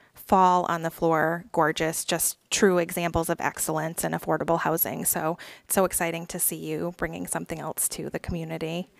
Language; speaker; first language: English; native; English